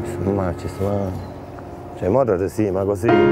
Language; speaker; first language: Italian; native; Italian